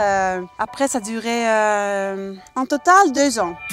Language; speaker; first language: French; non-native, fluent; Dutch